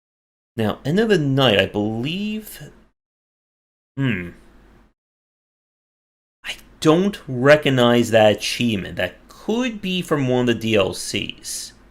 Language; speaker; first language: English; native; English